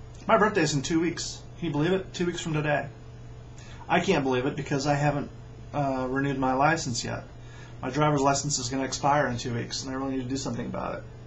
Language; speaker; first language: English; native; English